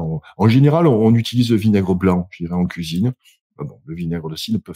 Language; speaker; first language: French; native; French